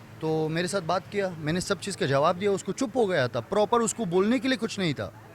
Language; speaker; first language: Hindi; non-native, fluent; Persian